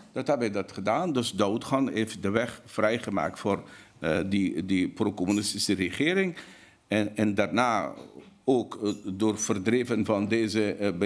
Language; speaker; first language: Dutch; non-native, fluent; Persian